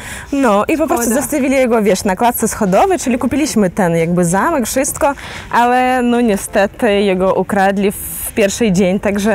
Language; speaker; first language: Polish; non-native, fluent; Ukrainian